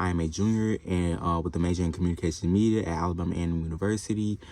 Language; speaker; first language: English; native; English